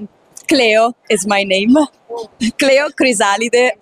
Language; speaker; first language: English; non-native, fluent; Italian